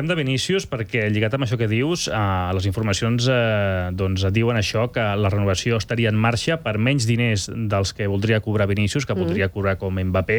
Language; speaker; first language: Catalan; native; Catalan